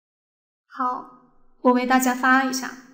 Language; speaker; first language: Chinese; native; Chinese